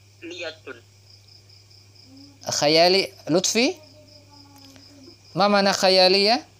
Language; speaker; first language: Arabic; non-native, fluent; Indonesian